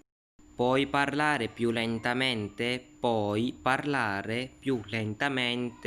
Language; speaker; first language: Italian; non-native, fluent; Hindi